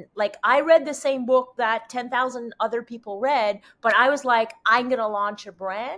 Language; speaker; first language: English; non-native, fluent; French